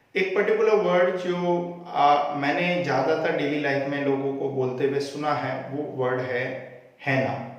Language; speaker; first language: Hindi; native; Hindi